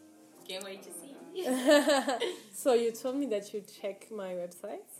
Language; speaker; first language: English; non-native, fluent; Arabic